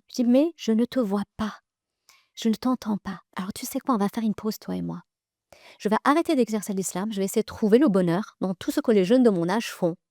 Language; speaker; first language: French; early bilingual, other home language; Persian